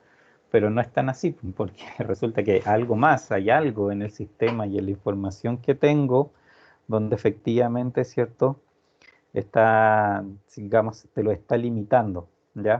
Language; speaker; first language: Spanish; native; Spanish